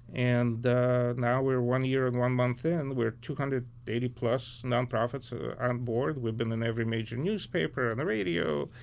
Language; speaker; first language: English; early bilingual, other home language; Ukrainian